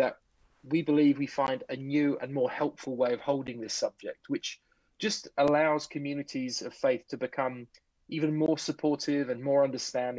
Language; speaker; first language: English; native; English